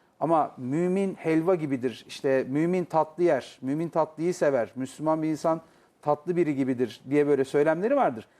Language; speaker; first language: Turkish; native; Turkish